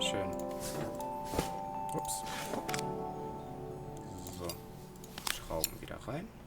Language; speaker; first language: German; native; German